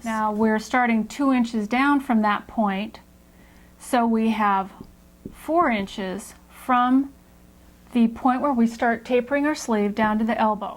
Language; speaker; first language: English; native; English